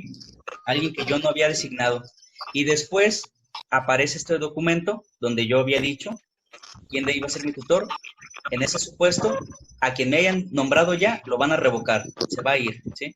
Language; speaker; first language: Spanish; native; Spanish